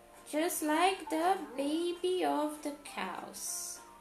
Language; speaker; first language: English; non-native, fluent; Romanian